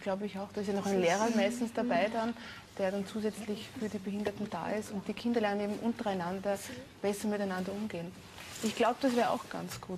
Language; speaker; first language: German; native; German